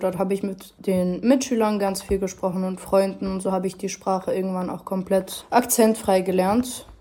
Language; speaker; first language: German; early bilingual, other home language; Arabic